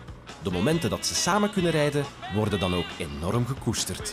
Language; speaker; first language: Dutch; native; Dutch